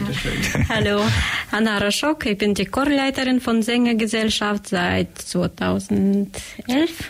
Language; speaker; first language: German; non-native, learner; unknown